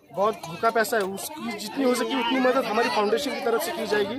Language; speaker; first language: Hindi; native; Hindi